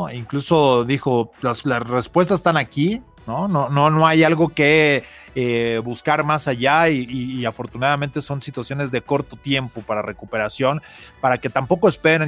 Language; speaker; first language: Spanish; native; Spanish